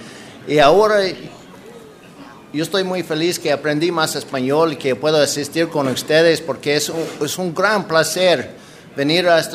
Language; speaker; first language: Spanish; non-native, learner; English